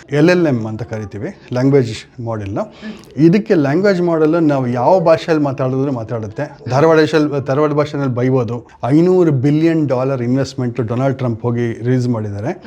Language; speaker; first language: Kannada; native; Kannada